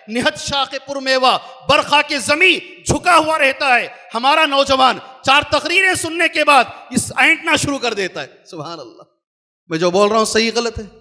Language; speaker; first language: Hindi; non-native, local second language; Urdu